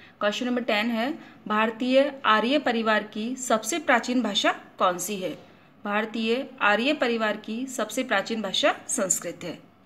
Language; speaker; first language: Hindi; native; Hindi